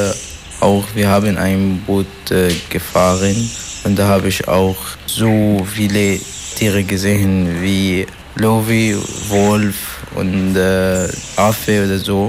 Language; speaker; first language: German; non-native, learner; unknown